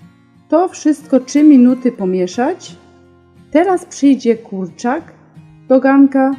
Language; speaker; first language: Polish; non-native, learner; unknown